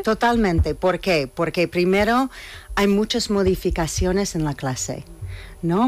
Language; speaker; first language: Spanish; non-native, fluent; English